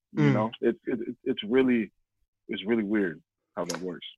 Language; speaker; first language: English; native; English